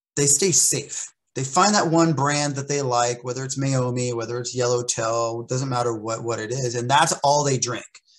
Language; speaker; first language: English; native; English